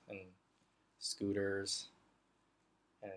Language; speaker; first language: English; non-native, local second language; Cantonese